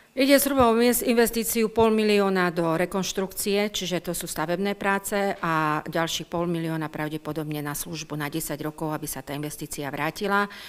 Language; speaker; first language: Slovak; native; Slovak